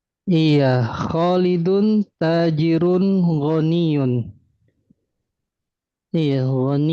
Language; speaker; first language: Arabic; non-native, fluent; Indonesian